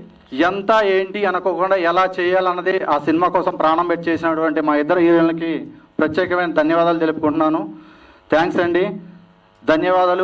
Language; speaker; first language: Telugu; native; Telugu